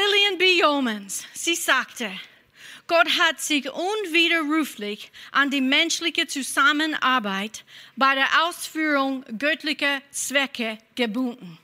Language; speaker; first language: German; non-native, fluent; English